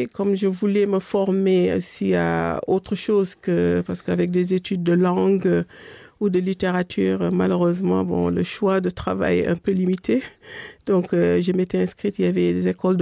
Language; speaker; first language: French; non-native, local second language; Wolof